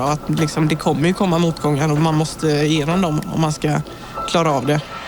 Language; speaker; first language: Swedish; native; Swedish